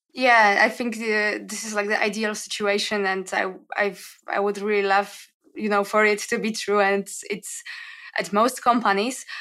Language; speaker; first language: English; non-native, fluent; Polish